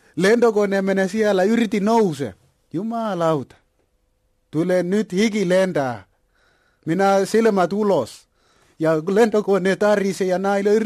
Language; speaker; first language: Finnish; non-native, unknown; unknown